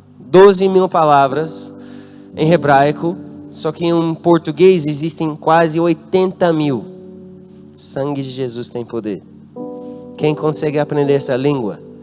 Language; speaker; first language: Portuguese; non-native, fluent; English